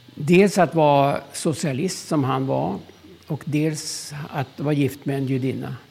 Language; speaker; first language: Swedish; early bilingual, other home language; German